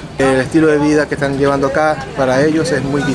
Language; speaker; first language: Spanish; native; Spanish